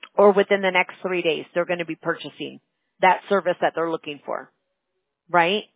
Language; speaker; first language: English; early bilingual, other home language; Spanish